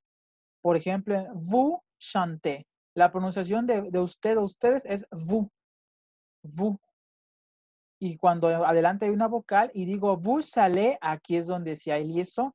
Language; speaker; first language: Spanish; native; Spanish